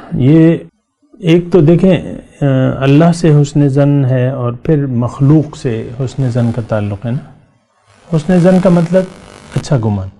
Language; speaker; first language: Urdu; non-native, local second language; Pashto